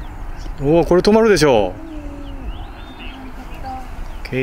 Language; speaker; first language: Japanese; native; Japanese